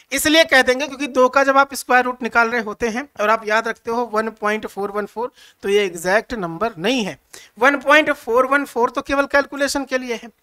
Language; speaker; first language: Hindi; native; Hindi